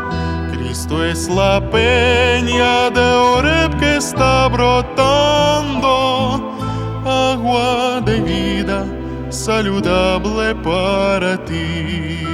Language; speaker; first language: Spanish; non-native, learner; Russian